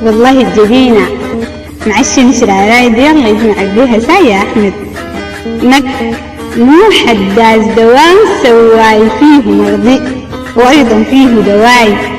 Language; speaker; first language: Arabic; native; Arabic